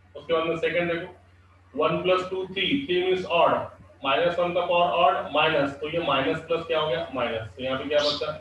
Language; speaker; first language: Hindi; non-native, local second language; Marathi